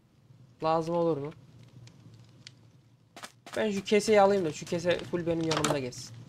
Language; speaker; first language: Turkish; native; Turkish